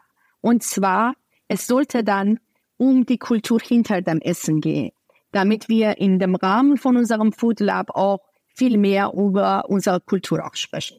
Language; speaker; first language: German; non-native, fluent; Persian